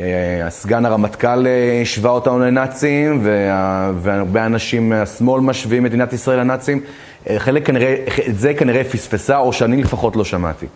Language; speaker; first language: Hebrew; native; Hebrew